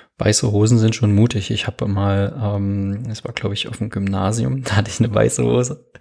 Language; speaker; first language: German; native; German